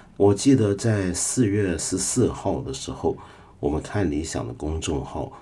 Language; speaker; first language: Chinese; non-native, local second language; Cantonese